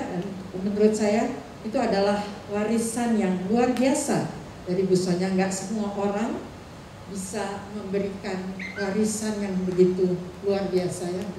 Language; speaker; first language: Indonesian; native; Indonesian